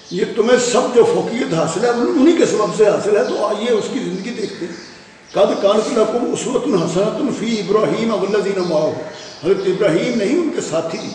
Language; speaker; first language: Urdu; non-native, local second language; Punjabi